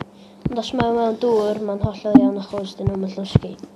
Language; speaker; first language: Welsh; native; Welsh